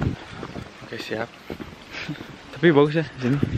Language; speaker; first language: Indonesian; native; Indonesian